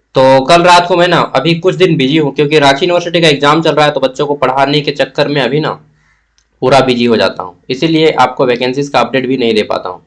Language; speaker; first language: Hindi; native; Hindi